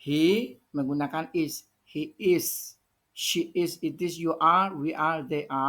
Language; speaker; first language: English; non-native, fluent; Indonesian